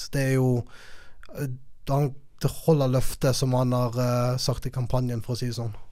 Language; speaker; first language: Norwegian; native; Norwegian